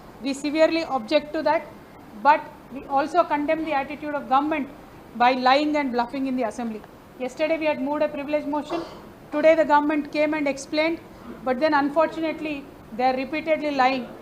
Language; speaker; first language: English; non-native, local second language; Telugu